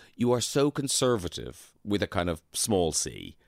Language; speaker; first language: English; native; English